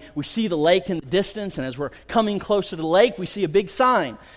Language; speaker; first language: English; native; English